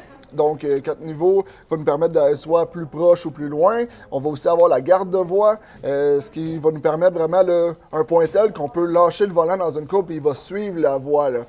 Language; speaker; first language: French; native; French